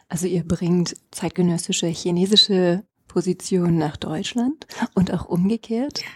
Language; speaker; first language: German; native; German